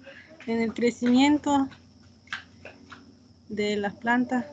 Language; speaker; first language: Spanish; native; Spanish